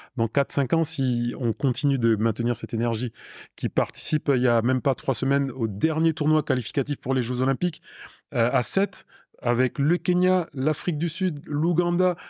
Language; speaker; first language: French; native; French